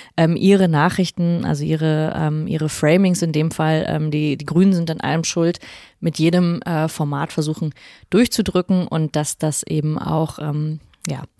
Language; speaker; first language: German; native; German